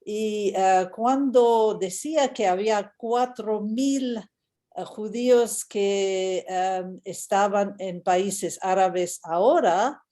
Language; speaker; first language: Spanish; non-native, fluent; English